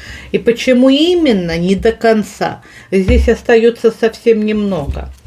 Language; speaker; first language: Russian; native; Russian